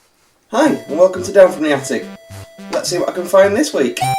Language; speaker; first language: English; native; English